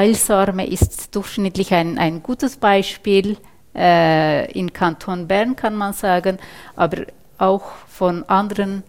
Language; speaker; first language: German; non-native, fluent; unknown